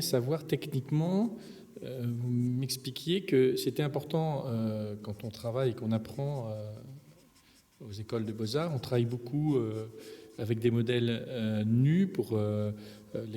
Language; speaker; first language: French; native; French